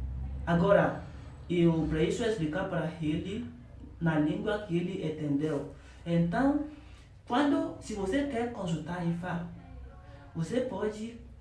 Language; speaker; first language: Portuguese; non-native, learner; Yoruba